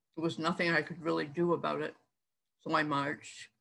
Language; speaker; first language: English; native; English